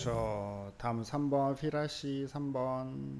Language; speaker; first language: Korean; native; Korean